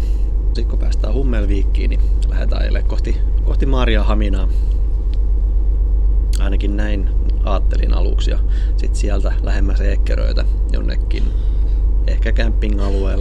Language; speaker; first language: Finnish; native; Finnish